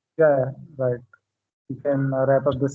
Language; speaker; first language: English; non-native, local second language; Hindi